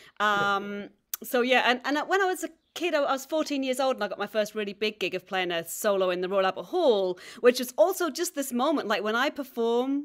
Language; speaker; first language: English; native; English